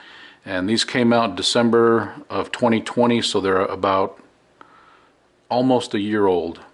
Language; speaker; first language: English; native; English